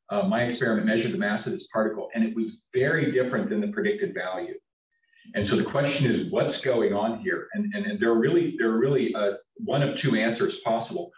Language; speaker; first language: English; native; English